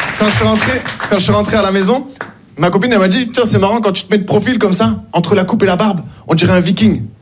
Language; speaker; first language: French; native; French